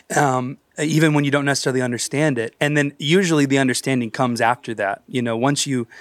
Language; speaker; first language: English; native; English